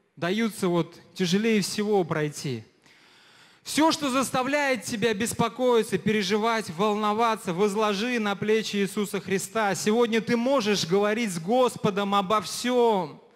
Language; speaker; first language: Russian; native; Russian